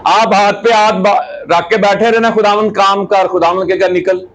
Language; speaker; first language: Urdu; non-native, local second language; Punjabi